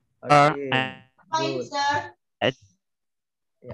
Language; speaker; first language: English; non-native, learner; Indonesian